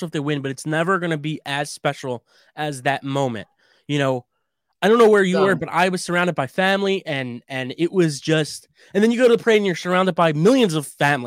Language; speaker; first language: English; native; English